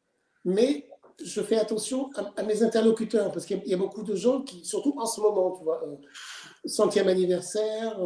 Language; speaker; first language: French; native; French